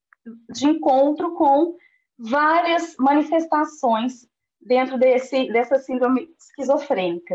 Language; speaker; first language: Portuguese; native; Portuguese